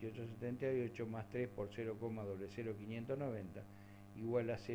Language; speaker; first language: Spanish; native; Spanish